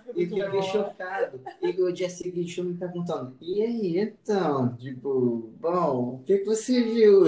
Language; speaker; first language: Portuguese; non-native, fluent; French